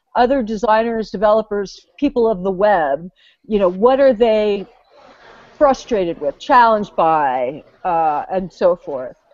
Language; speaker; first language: English; native; English